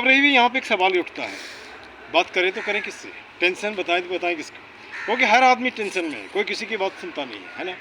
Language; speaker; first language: Hindi; native; Hindi